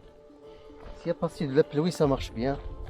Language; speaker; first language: French; non-native, learner; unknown